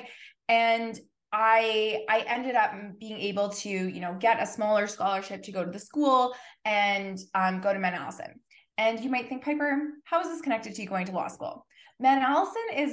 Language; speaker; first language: English; native; English